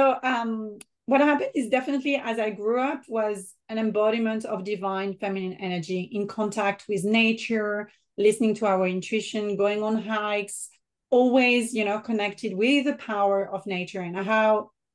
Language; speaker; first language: English; non-native, fluent; French